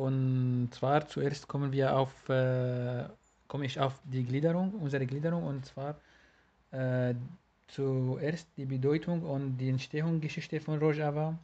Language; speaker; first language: German; non-native, learner; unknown